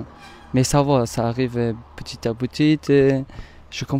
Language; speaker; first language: French; non-native, learner; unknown